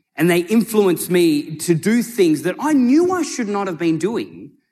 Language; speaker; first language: English; native; English